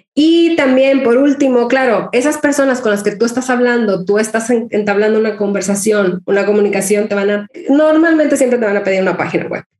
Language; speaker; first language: Spanish; native; Spanish